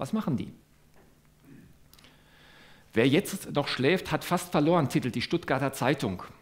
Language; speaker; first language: German; native; German